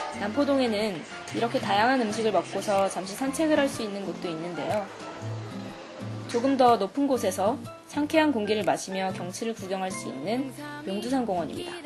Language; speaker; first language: Korean; native; Korean